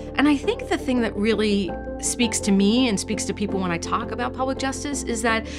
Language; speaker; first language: English; native; English